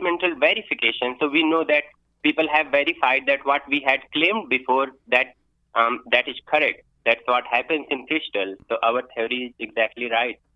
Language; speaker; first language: English; non-native, local second language; Hindi